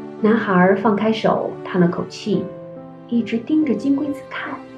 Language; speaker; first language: Chinese; native; Chinese